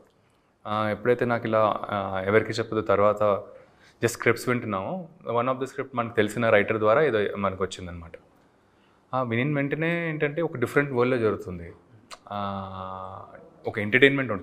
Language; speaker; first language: Telugu; native; Telugu